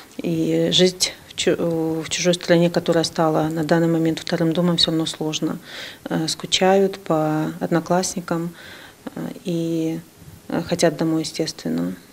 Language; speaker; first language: Russian; native; Russian